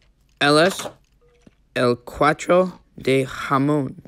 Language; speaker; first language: Spanish; non-native, learner; English